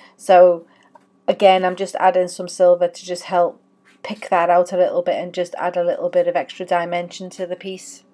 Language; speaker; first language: English; native; English